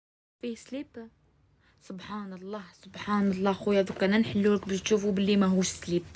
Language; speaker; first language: Arabic; native; Arabic